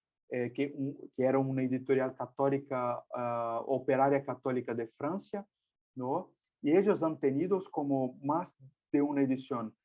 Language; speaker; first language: Spanish; non-native, fluent; Portuguese